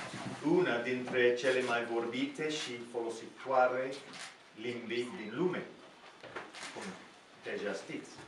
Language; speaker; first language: Romanian; non-native, learner; English